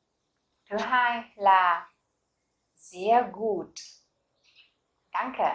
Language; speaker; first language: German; non-native, fluent; Vietnamese